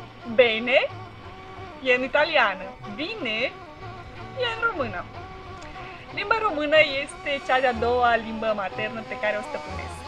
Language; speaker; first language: Romanian; non-native, local second language; Russian